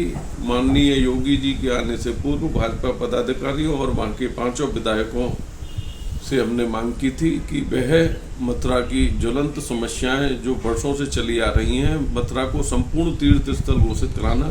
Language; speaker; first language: Hindi; native; Hindi